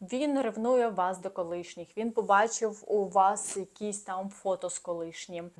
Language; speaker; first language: Ukrainian; native; Ukrainian